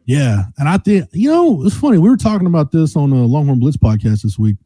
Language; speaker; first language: English; native; English